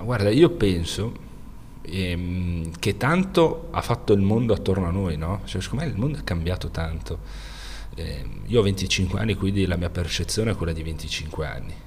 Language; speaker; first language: Italian; native; Italian